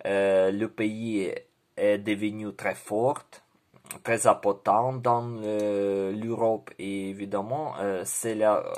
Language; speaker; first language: French; non-native, learner; Ukrainian